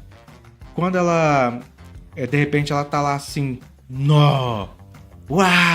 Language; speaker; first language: Portuguese; native; Portuguese